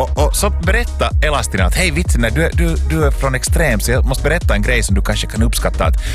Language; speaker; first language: Swedish; native; Swedish